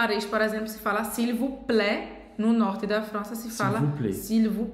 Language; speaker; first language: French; non-native, fluent; Portuguese